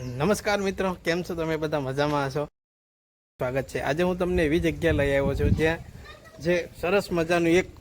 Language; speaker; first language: Gujarati; native; Gujarati